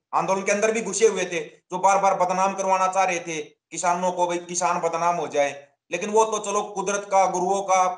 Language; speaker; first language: Hindi; native; Hindi